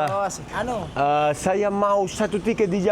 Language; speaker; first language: Indonesian; non-native, learner; Spanish